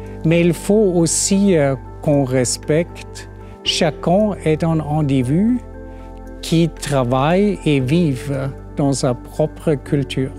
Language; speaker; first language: French; non-native, fluent; German